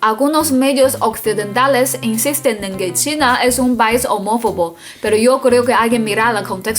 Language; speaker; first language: Spanish; non-native, fluent; Chinese